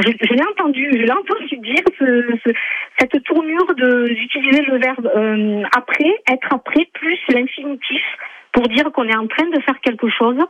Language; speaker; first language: French; native; French